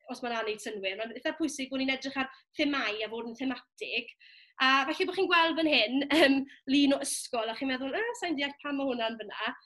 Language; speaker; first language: Welsh; native; Welsh